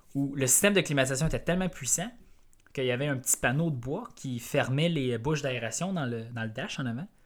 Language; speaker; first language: French; native; French